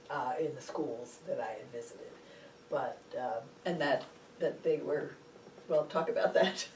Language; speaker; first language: English; native; English